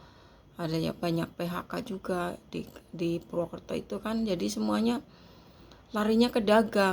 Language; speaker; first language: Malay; non-native, local second language; Javanese